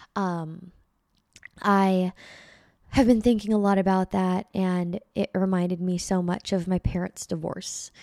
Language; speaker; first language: English; early bilingual, other home language; Filipino